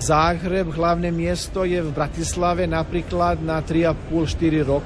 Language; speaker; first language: Slovak; non-native, learner; Croatian